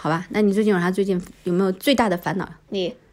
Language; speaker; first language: Chinese; native; Chinese